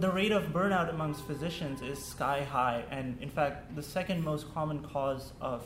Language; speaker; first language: English; non-native, local second language; Urdu